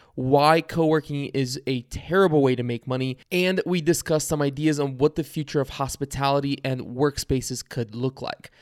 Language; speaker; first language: English; early bilingual, other home language; Bulgarian